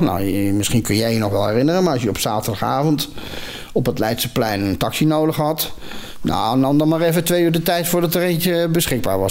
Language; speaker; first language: Dutch; native; Dutch